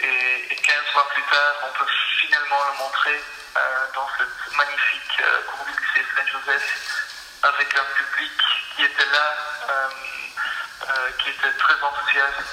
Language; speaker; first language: French; non-native, fluent; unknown